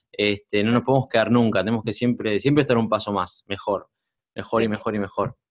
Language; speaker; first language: Spanish; native; Spanish